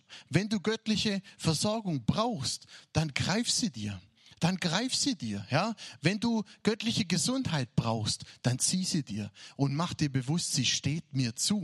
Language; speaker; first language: German; native; German